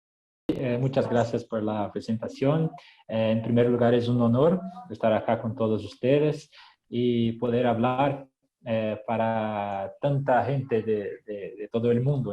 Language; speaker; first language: Spanish; non-native, fluent; Portuguese